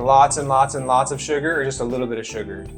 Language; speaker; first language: English; native; English